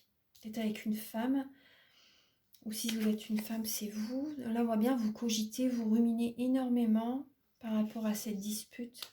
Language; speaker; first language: French; native; French